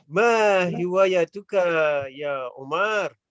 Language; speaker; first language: Arabic; non-native, learner; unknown